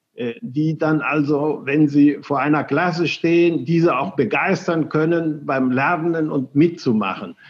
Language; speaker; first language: German; early bilingual, other home language; Spanish